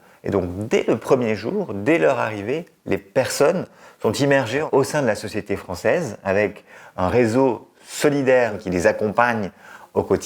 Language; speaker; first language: French; native; French